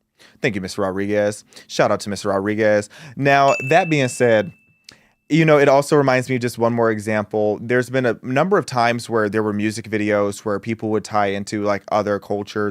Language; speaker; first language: English; native; English